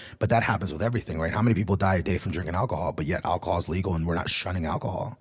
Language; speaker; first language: English; early bilingual, other home language; Spanish